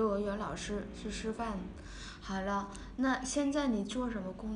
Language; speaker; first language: Chinese; non-native, fluent; Vietnamese